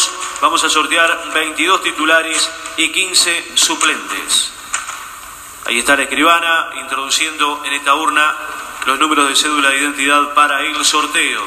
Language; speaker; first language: Spanish; native; Spanish